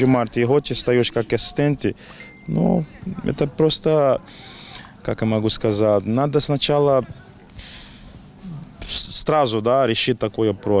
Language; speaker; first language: Russian; non-native, learner; Portuguese